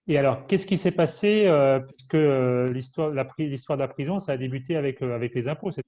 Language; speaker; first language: French; native; French